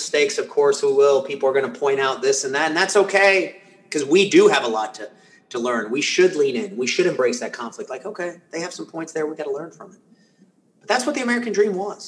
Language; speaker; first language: English; early bilingual, other home language; Spanish